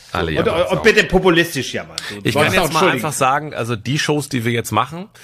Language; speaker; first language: German; native; German